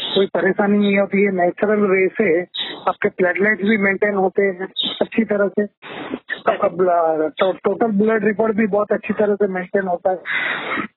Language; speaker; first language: Hindi; non-native, local second language; Gujarati